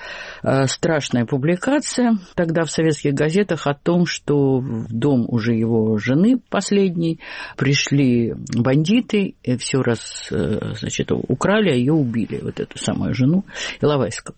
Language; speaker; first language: Russian; native; Russian